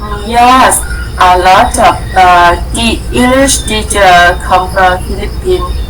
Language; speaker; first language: English; non-native, learner; Vietnamese